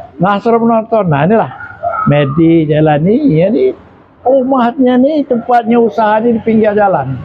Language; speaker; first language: Malay; native; Malay